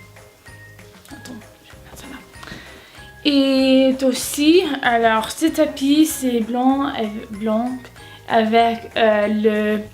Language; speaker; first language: French; non-native, learner; English